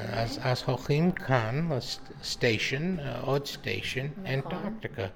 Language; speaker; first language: Hebrew; non-native, learner; English